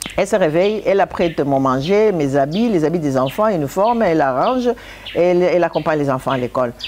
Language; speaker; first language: French; non-native, local second language; Lingala